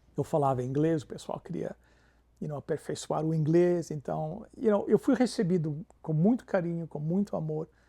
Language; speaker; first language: Portuguese; non-native, fluent; English